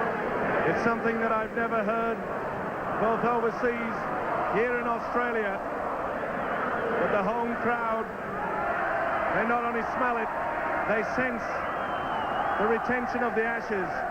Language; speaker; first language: English; native; English